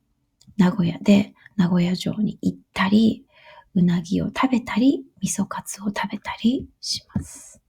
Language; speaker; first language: Japanese; non-native, fluent; English